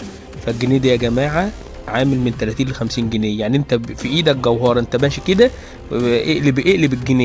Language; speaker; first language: Arabic; native; Arabic